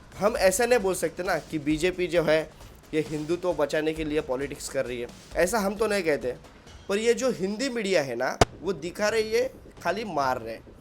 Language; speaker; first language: Hindi; non-native, local second language; Marathi